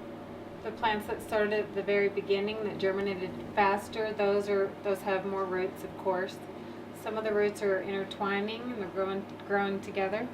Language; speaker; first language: English; native; English